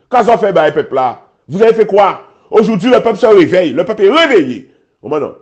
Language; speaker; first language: French; native; French